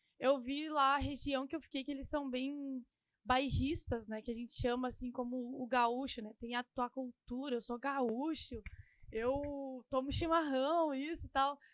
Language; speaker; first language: Portuguese; native; Portuguese